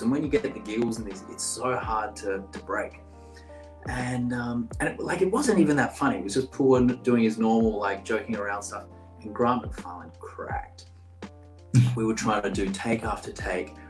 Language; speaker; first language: English; early bilingual, other home language; Portuguese